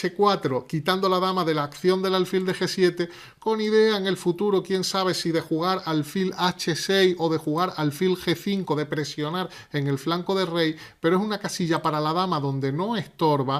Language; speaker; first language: Spanish; native; Spanish